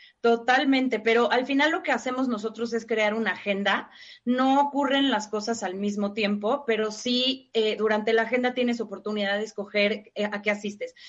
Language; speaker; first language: Spanish; native; Spanish